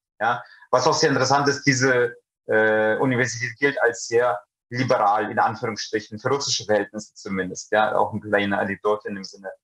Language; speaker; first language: German; early bilingual, other home language; Russian